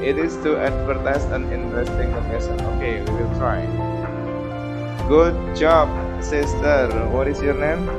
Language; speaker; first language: English; non-native, fluent; Indonesian